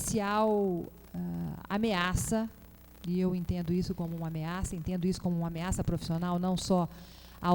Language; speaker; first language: Portuguese; native; Portuguese